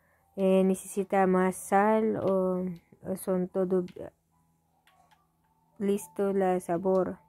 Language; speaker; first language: Spanish; non-native, learner; Filipino